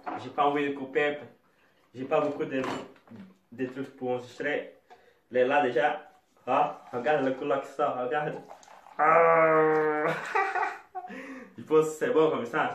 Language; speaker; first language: French; non-native, learner; Portuguese